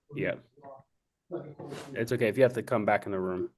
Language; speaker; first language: English; native; English